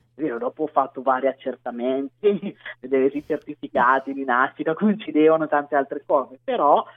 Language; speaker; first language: Italian; native; Italian